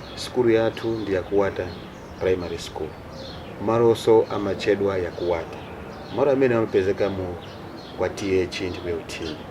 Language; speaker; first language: Nyanja; non-native, local second language; Tumbuka